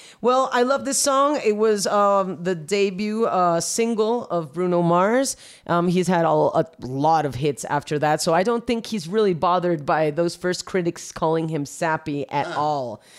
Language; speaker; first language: English; non-native, fluent; Spanish